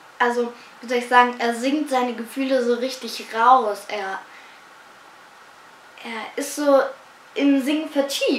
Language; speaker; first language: German; early bilingual, other home language; Arabic